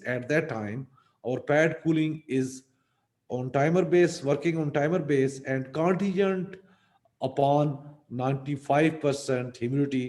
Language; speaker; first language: English; non-native, local second language; Urdu